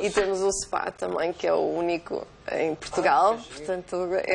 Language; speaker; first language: Portuguese; native; Portuguese